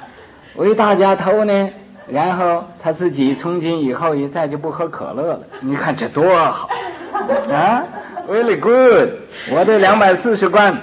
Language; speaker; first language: Chinese; native; Chinese